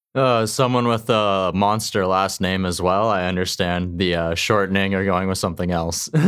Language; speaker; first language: English; native; English